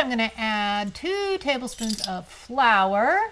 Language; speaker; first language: English; native; English